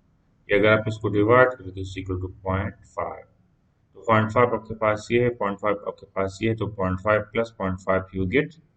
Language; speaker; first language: Hindi; non-native, local second language; Punjabi